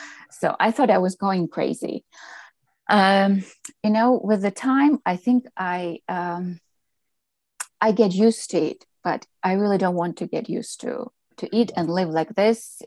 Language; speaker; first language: English; non-native, fluent; Ukrainian